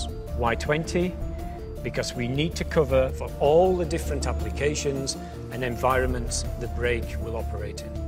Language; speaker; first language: English; native; English